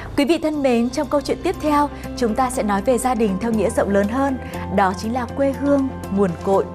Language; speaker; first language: Vietnamese; native; Vietnamese